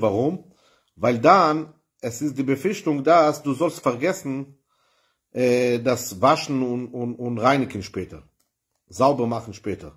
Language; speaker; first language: German; non-native, fluent; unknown